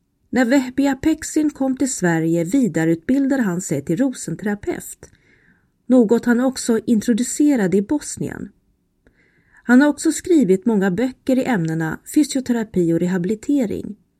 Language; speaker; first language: Swedish; native; Swedish